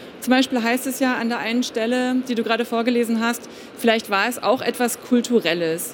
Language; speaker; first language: German; native; German